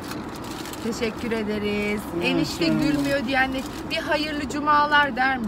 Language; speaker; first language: Turkish; native; Turkish